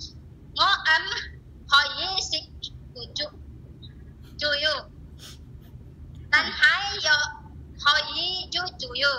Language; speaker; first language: Chinese; non-native, learner; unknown